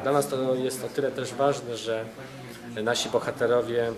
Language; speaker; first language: Polish; native; Polish